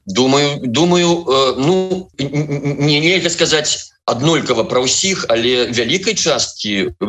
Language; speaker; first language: Belarusian; non-native, local second language; Russian